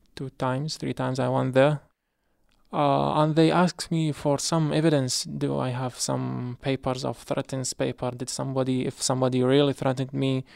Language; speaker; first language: English; non-native, fluent; Arabic